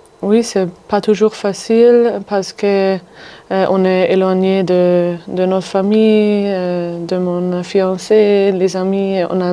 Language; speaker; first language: French; non-native, fluent; German